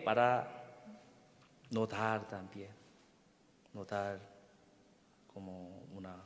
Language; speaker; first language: Spanish; non-native, learner; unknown